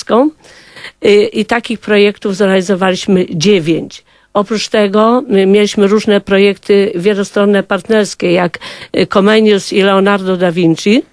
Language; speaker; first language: Polish; non-native, local second language; Kashubian